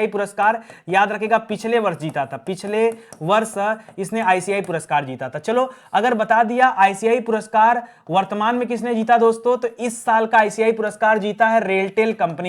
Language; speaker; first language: Hindi; native; Hindi